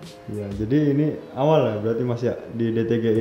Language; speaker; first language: Indonesian; native; Indonesian